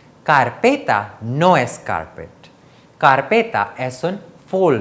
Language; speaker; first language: Spanish; non-native, fluent; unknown